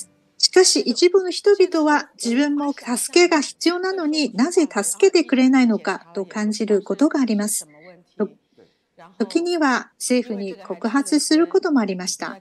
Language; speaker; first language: Japanese; non-native, fluent; Chinese